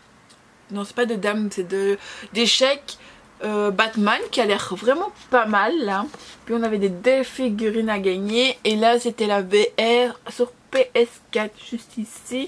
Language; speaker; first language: French; native; French